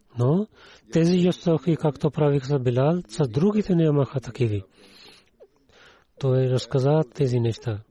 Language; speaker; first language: Bulgarian; non-native, learner; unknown